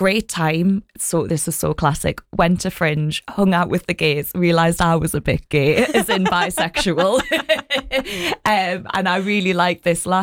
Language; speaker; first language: English; native; English